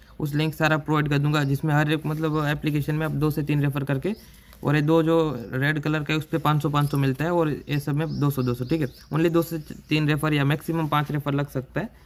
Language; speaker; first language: Hindi; native; Hindi